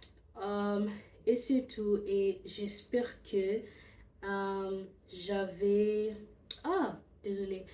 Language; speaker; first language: French; non-native, learner; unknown